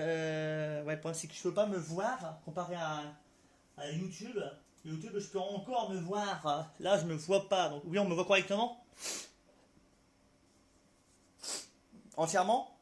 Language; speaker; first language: French; native; French